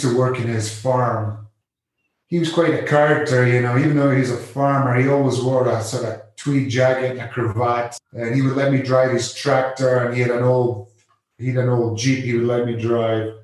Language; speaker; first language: English; native; English